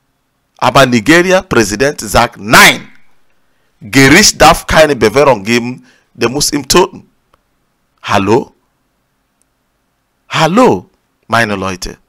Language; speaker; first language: German; non-native, learner; Igbo